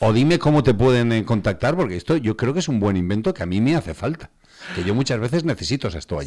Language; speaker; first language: Spanish; native; Spanish